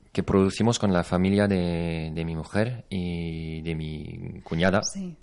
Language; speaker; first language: Spanish; non-native, fluent; French